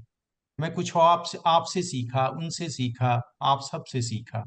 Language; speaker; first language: Hindi; native; Hindi